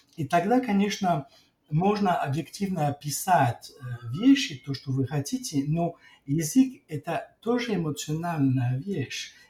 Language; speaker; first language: Russian; non-native, fluent; French